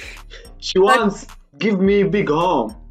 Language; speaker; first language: English; non-native, learner; Arabic